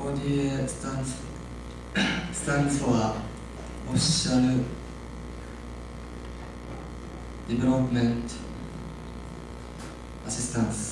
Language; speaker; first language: English; non-native, learner; Japanese